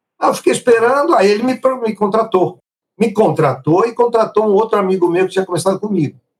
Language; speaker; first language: Portuguese; early bilingual, other home language; Italian